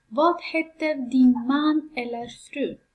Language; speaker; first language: Swedish; non-native, fluent; Persian